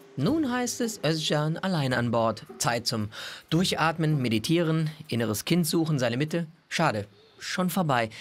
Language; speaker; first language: German; native; German